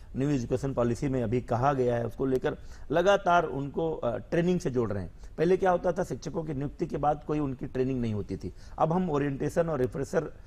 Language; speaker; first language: Hindi; native; Hindi